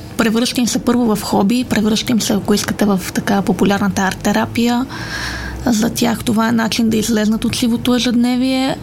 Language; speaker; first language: Bulgarian; native; Bulgarian